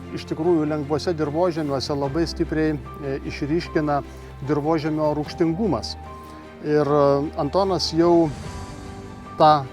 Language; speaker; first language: Lithuanian; native; Lithuanian